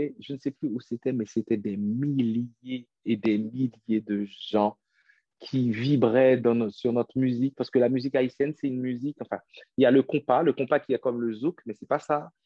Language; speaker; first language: French; non-native, local second language; Haitian Creole